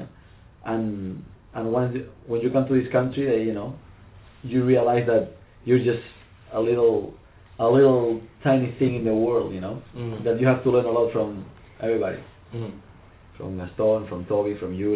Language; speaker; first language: English; non-native, fluent; Spanish